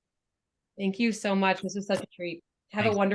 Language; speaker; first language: English; native; English